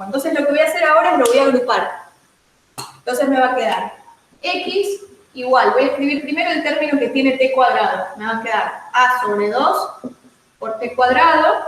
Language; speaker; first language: Spanish; native; Spanish